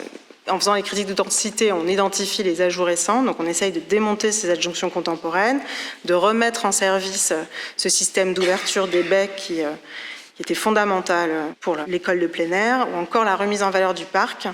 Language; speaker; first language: French; native; French